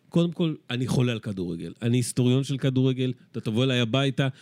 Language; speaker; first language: Hebrew; early bilingual, other home language; Spanish